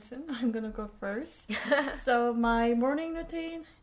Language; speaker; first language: English; non-native, fluent; Korean